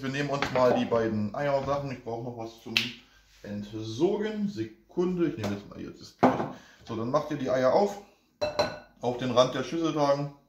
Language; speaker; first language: German; native; German